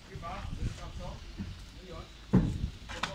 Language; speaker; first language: Polish; native; Polish